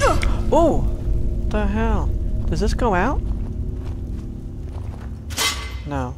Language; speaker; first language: English; native; English